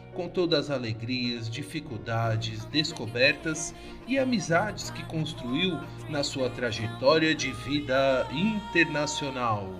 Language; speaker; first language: Portuguese; native; Portuguese